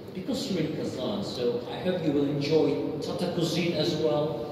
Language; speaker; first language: English; non-native, fluent; Russian